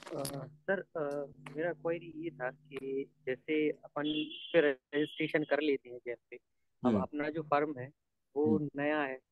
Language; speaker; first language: Hindi; native; Hindi